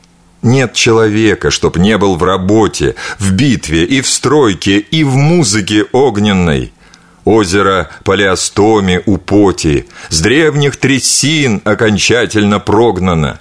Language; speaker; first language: Russian; native; Russian